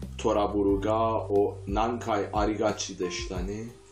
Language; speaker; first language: Japanese; non-native, learner; Persian